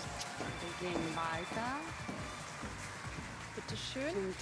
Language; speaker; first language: German; non-native, fluent; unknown